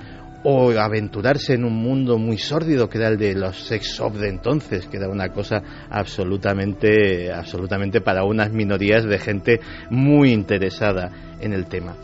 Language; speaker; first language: Spanish; native; Spanish